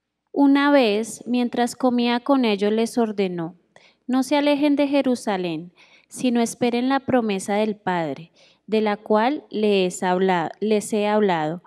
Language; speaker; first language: Spanish; native; Spanish